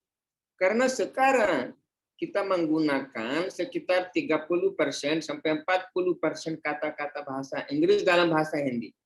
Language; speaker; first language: Indonesian; non-native, fluent; Hindi